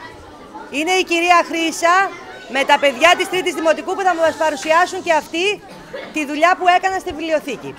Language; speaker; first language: Greek; native; Greek